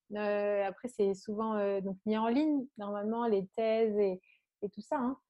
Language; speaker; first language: French; native; French